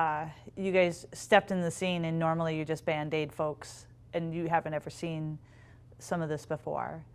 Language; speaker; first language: English; native; English